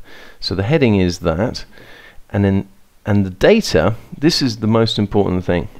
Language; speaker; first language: English; native; English